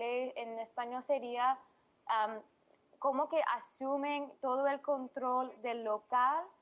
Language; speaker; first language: Spanish; non-native, fluent; English